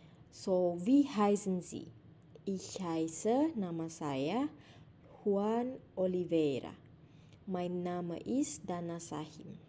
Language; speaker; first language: German; non-native, fluent; Indonesian